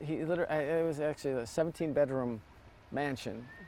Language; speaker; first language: English; early bilingual, other home language; Serbian